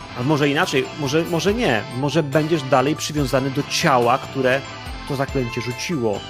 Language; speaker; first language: Polish; native; Polish